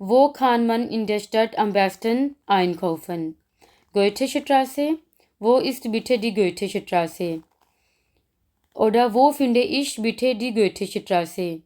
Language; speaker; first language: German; non-native, learner; Urdu